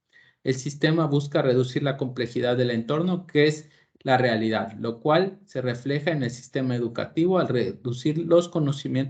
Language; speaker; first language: Spanish; native; Spanish